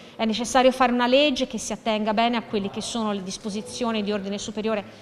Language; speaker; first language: Italian; native; Italian